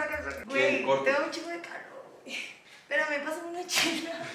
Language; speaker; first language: Spanish; native; Spanish